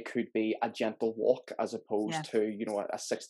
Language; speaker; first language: English; native; English